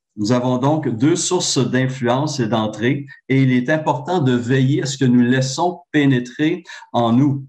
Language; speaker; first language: French; native; French